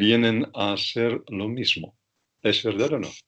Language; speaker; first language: Spanish; non-native, fluent; Russian